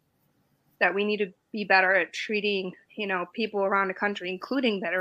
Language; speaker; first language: English; non-native, fluent; German